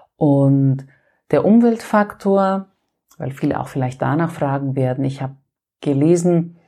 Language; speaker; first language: German; non-native, fluent; Greek